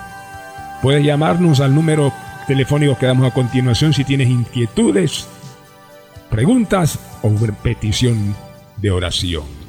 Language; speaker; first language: Spanish; native; Spanish